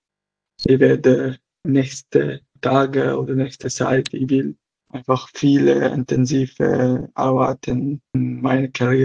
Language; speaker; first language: German; non-native, local second language; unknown